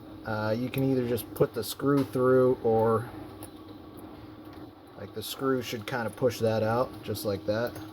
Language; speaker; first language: English; native; English